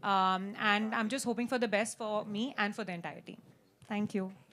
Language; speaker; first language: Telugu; non-native, learner; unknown